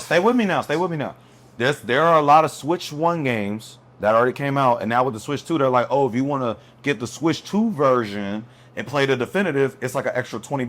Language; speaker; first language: English; native; English